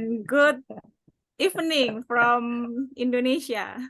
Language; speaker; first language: English; non-native, learner; Indonesian